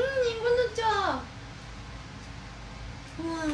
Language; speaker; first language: Korean; non-native, learner; Japanese